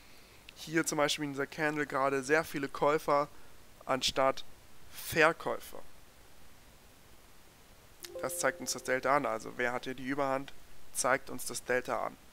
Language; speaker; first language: German; native; German